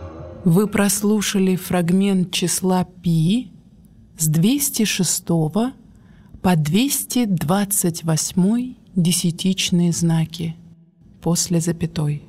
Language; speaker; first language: Russian; native; Russian